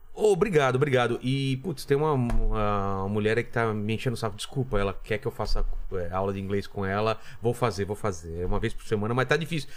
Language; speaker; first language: Portuguese; native; Portuguese